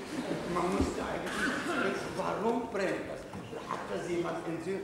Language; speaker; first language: German; non-native, fluent; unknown